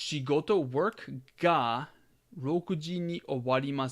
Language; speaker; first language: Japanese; non-native, fluent; English